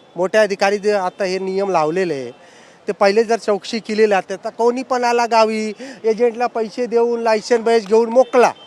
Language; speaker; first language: Marathi; non-native, local second language; Hindi